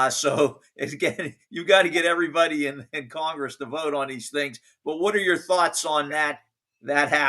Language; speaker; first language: English; native; English